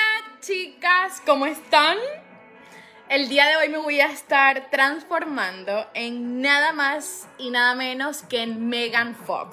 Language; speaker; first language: Spanish; native; Spanish